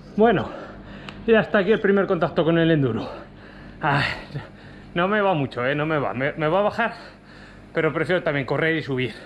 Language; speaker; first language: Spanish; native; Spanish